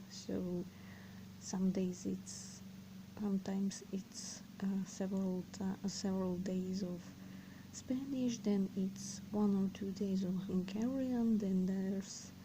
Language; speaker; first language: English; non-native, fluent; Serbian